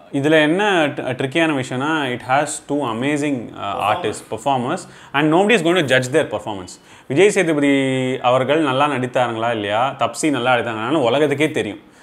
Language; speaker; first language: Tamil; native; Tamil